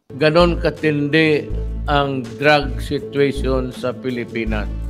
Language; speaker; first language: Filipino; non-native, local second language; Cebuano